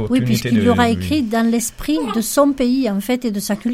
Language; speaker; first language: French; native; French